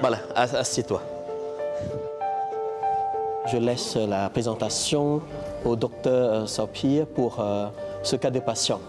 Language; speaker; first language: French; non-native, local second language; Khmer